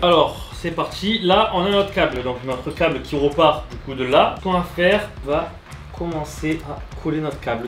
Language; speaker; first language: French; native; French